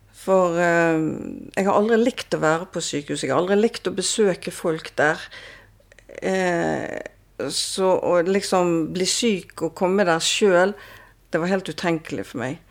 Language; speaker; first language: Norwegian; native; Norwegian